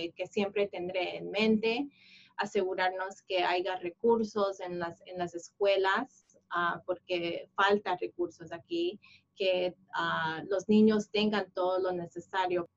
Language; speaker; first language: Spanish; early bilingual, heritage; Spanish